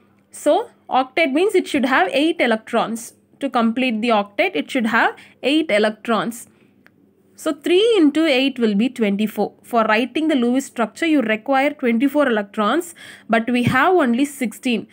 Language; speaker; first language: English; non-native, local second language; Tamil